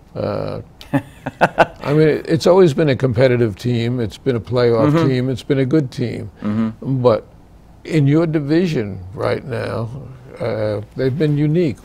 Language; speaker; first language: English; native; English